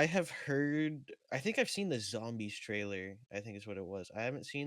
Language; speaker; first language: English; native; English